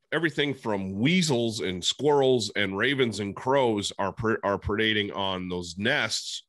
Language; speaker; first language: English; native; English